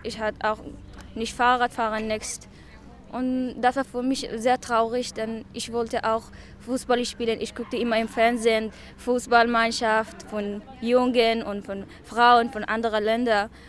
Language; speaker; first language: German; non-native, learner; Persian